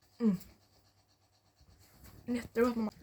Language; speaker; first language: Swedish; early bilingual, other home language; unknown